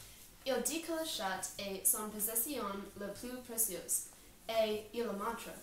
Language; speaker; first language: French; non-native, learner; English